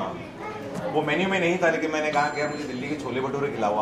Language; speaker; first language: Hindi; native; Hindi